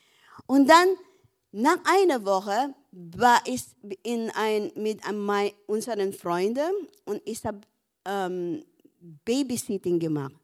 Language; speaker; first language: German; non-native, learner; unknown